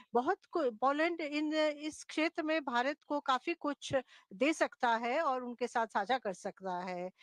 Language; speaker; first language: Hindi; native; Hindi